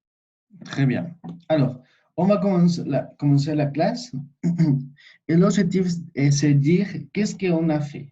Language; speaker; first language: French; non-native, fluent; Spanish